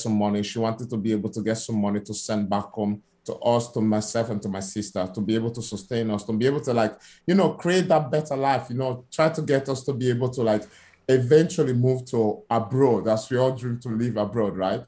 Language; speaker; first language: English; non-native, fluent; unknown